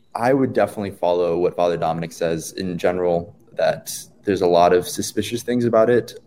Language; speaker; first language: English; native; English